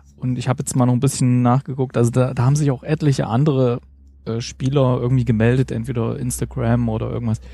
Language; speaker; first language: German; native; German